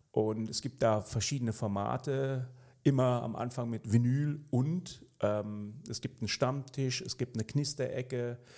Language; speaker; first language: German; native; German